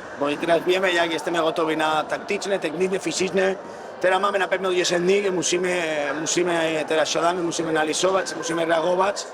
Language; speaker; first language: Polish; non-native, learner; Spanish